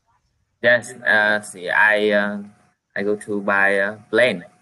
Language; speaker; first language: English; non-native, learner; Vietnamese